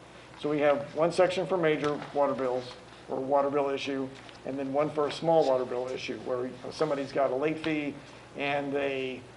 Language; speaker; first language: English; native; English